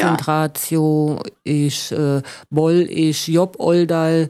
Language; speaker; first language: Hungarian; non-native, learner; German